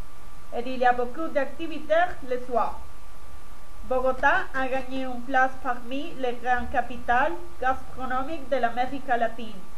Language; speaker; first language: French; non-native, learner; Spanish